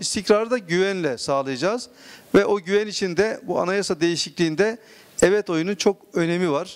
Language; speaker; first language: Turkish; native; Turkish